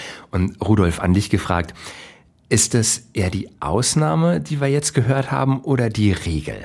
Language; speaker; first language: German; native; German